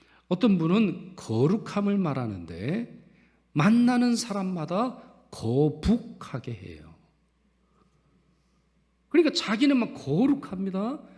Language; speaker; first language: Korean; native; Korean